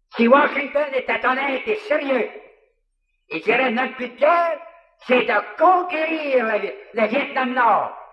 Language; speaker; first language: French; native; French